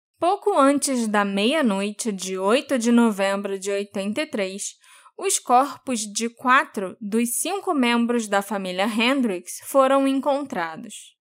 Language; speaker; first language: Portuguese; native; Portuguese